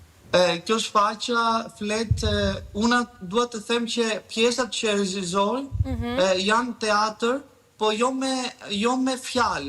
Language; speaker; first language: Albanian; early bilingual, heritage; Albanian